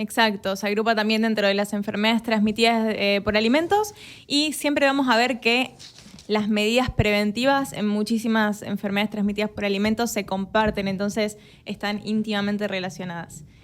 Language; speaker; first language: Spanish; native; Spanish